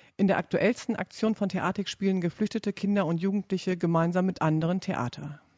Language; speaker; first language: German; native; German